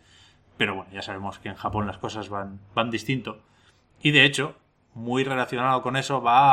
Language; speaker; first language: Spanish; native; Spanish